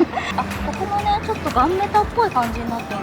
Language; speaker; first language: Japanese; native; Japanese